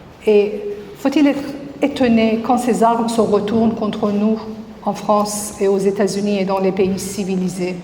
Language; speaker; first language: French; non-native, fluent; Persian